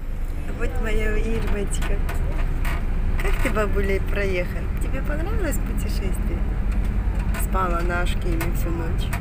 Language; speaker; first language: Russian; native; Russian